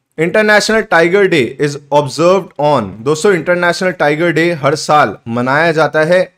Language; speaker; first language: Hindi; native; Hindi